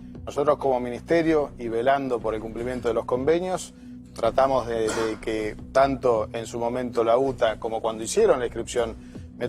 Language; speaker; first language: Spanish; native; Spanish